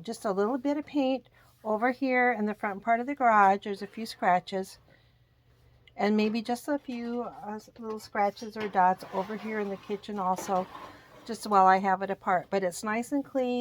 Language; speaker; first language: English; native; English